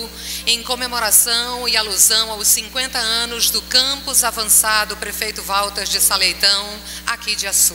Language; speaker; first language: Portuguese; native; Portuguese